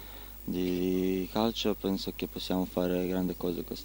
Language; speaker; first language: Italian; non-native, learner; Croatian